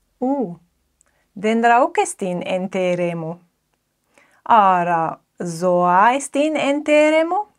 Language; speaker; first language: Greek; non-native, fluent; English